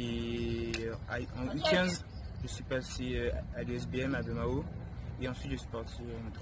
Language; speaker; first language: French; native; French